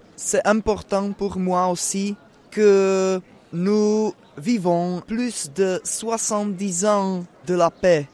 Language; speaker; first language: French; non-native, fluent; Czech